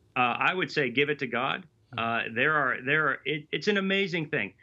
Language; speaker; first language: English; native; English